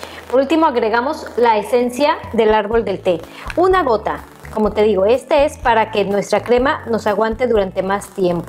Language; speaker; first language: Spanish; native; Spanish